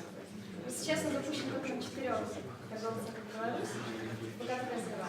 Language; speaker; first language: Russian; native; Russian